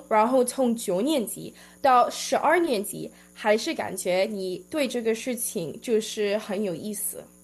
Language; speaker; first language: Chinese; early bilingual, heritage; Chinese